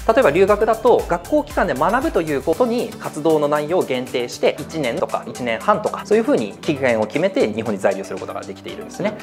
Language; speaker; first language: Japanese; native; Japanese